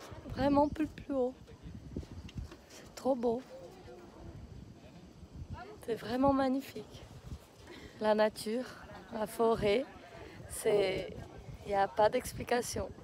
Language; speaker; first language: French; non-native, fluent; Portuguese